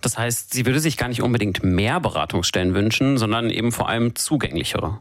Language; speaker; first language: German; native; German